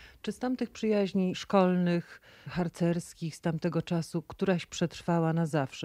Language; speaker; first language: Polish; native; Polish